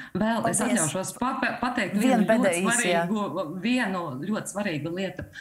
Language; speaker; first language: Latvian; non-native, local second language; Russian